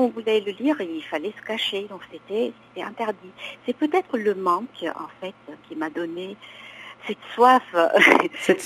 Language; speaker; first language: French; non-native, fluent; Chinese